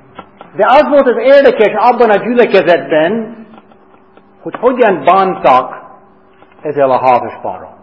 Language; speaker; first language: Hungarian; non-native, fluent; English